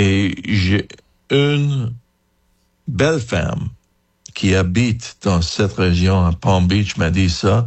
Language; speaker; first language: French; non-native, learner; English